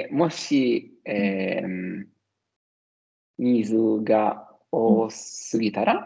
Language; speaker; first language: Japanese; non-native, learner; Italian